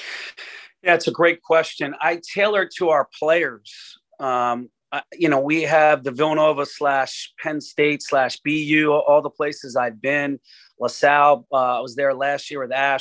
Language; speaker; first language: English; native; English